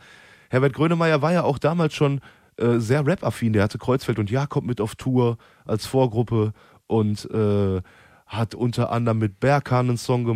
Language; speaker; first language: German; native; German